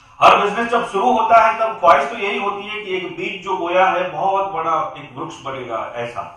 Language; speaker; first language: Hindi; non-native, local second language; Gujarati